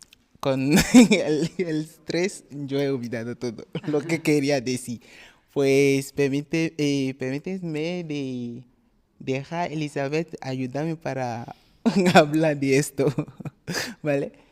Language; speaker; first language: Spanish; non-native, learner; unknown